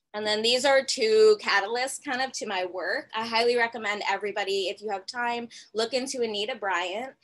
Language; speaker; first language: English; native; English